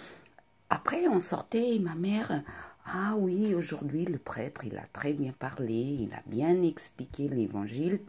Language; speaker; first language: French; non-native, fluent; Portuguese